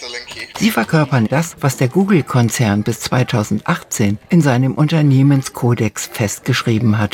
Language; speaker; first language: German; native; German